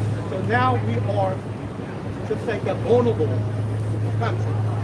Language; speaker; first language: English; non-native, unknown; Korean